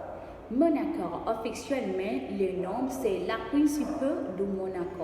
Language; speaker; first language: French; non-native, learner; Spanish